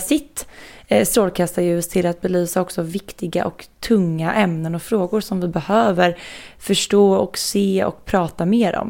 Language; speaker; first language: Swedish; native; Swedish